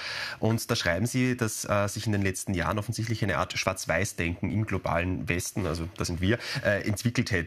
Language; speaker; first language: German; native; German